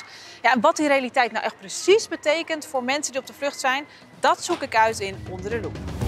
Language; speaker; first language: Dutch; native; Dutch